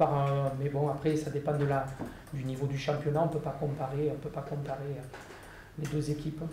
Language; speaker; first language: French; native; French